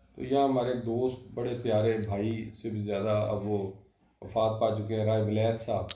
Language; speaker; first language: Urdu; non-native, local second language; Punjabi